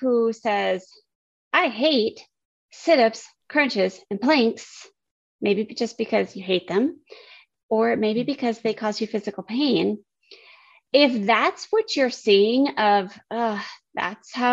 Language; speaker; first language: English; native; English